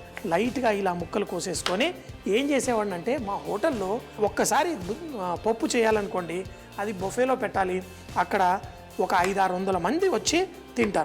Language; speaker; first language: Telugu; native; Telugu